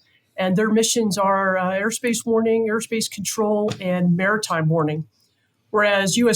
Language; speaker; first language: English; native; English